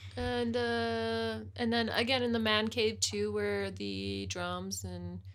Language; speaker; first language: English; native; English